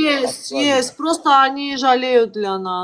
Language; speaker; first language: Russian; non-native, local second language; Azerbaijani